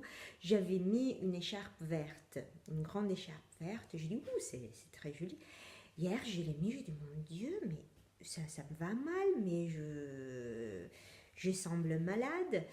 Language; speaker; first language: French; non-native, fluent; Italian